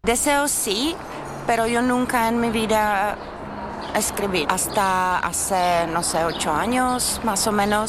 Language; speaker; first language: Spanish; non-native, fluent; Czech